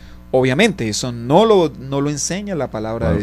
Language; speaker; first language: Spanish; native; Spanish